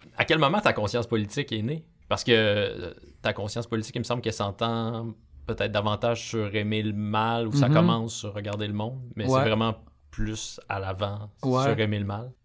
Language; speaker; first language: French; native; French